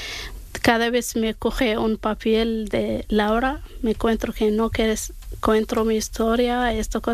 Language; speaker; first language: Spanish; non-native, learner; Arabic